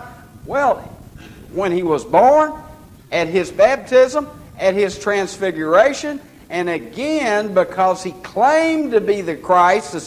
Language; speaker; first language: English; native; English